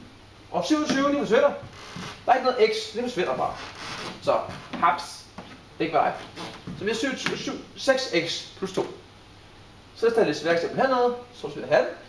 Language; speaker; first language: Danish; native; Danish